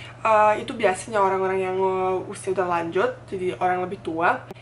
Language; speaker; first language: Indonesian; non-native, fluent; Bosnian